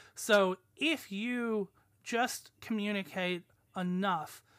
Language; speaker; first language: English; native; English